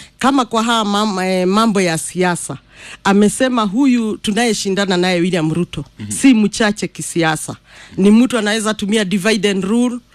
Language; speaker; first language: Swahili; non-native, local second language; Kikuyu